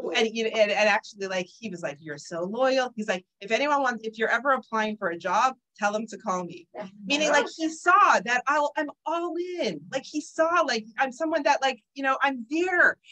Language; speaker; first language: English; native; English